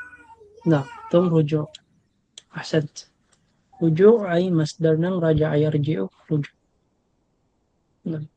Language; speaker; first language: Arabic; non-native, fluent; Filipino